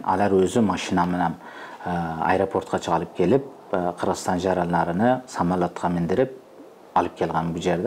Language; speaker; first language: Kyrgyz; non-native, fluent; Uzbek